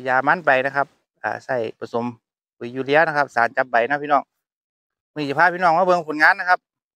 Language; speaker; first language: Thai; native; Thai